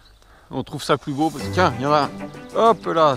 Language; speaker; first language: French; native; French